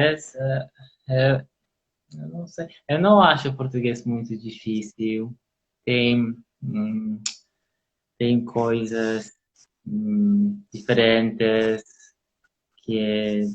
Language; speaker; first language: Portuguese; non-native, learner; Polish